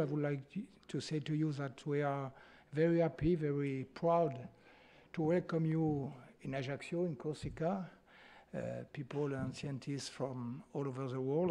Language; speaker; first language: English; non-native, learner; French